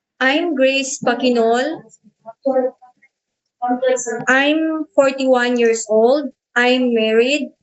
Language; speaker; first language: English; non-native, learner; Cebuano